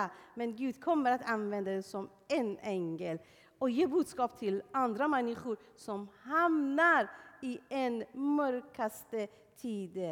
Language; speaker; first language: Swedish; non-native, fluent; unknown